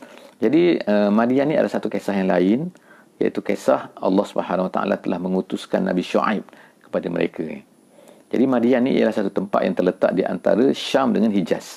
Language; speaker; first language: Malay; native; Malay